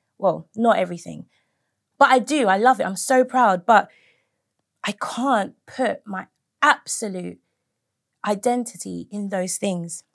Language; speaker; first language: English; native; English